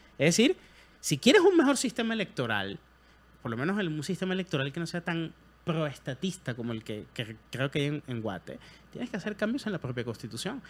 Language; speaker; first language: Spanish; native; Spanish